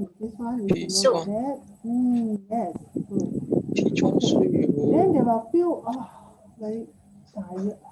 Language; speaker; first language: English; non-native, local second language; Chinese